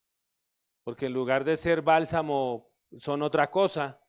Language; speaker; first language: Spanish; native; Spanish